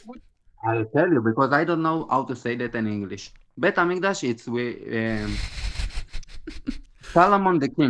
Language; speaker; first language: English; non-native, learner; Hebrew